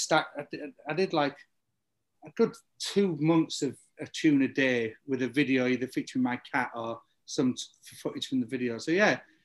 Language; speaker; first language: English; native; English